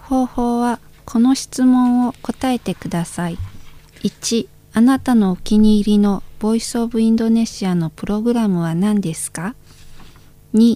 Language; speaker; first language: Japanese; non-native, fluent; Indonesian